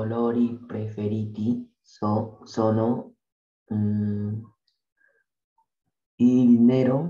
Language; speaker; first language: Italian; non-native, learner; Spanish